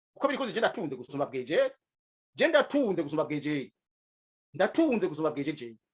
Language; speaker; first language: Rundi; native; Rundi